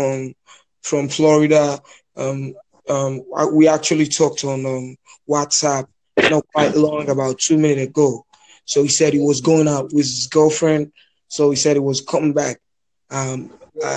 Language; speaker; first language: English; non-native, local second language; Yoruba